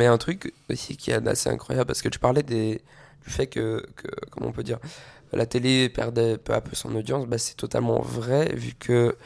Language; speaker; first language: French; native; French